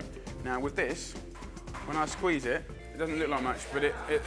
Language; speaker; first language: English; native; English